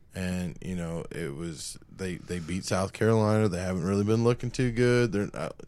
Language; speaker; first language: English; native; English